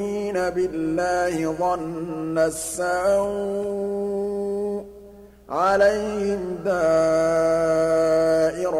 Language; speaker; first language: Arabic; native; Arabic